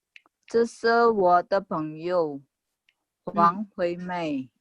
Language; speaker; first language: Chinese; non-native, learner; Indonesian